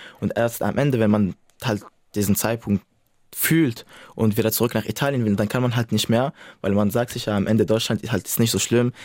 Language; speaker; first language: German; non-native, fluent; Italian